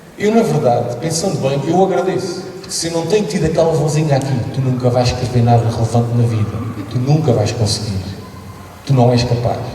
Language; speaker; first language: Portuguese; native; Portuguese